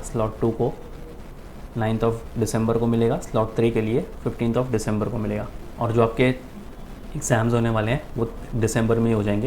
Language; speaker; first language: Hindi; native; Hindi